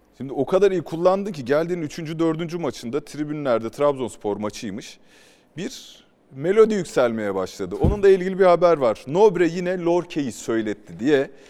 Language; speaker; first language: Turkish; native; Turkish